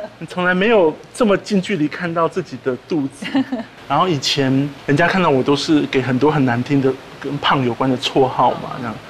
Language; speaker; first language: Chinese; native; Chinese